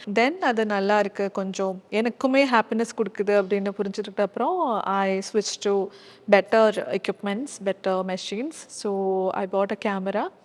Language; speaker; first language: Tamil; non-native, local second language; Malayalam